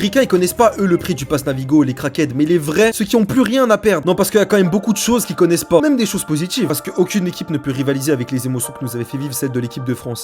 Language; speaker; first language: French; native; French